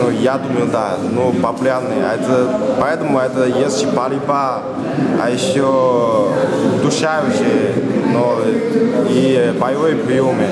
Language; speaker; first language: Russian; non-native, learner; Chinese